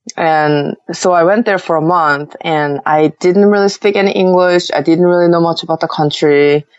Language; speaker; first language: English; non-native, fluent; Korean